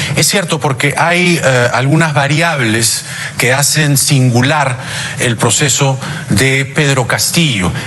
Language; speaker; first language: Spanish; native; Spanish